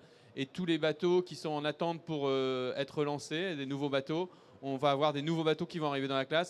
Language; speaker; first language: French; native; French